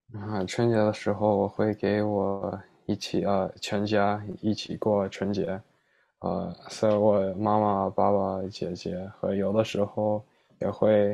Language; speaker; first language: Chinese; early bilingual, heritage; Chinese